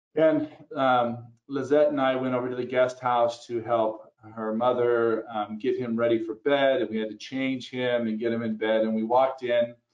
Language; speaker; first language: English; native; English